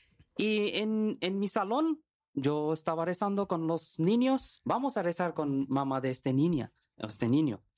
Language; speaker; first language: Spanish; non-native, learner; Bangla